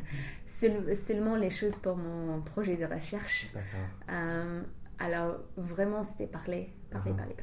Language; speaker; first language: French; non-native, fluent; English